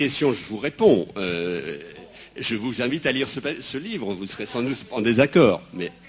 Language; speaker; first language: French; native; French